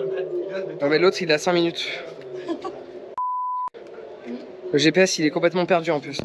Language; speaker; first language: French; native; French